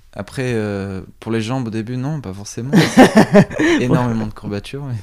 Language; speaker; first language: French; native; French